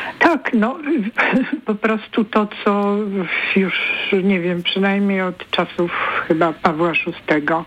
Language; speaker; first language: Polish; non-native, fluent; Bulgarian